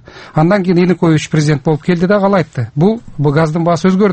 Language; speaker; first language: Kyrgyz; native; Kyrgyz